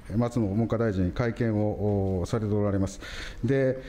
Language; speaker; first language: Japanese; native; Japanese